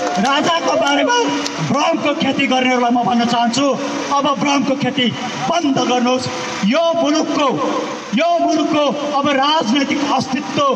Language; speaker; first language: Nepali; native; Nepali